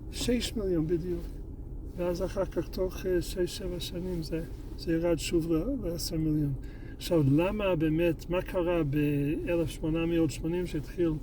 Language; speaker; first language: Hebrew; non-native, fluent; English